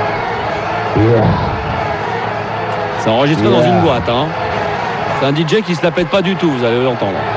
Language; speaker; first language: French; native; French